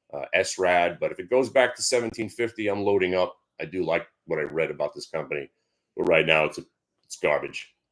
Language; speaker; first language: English; native; English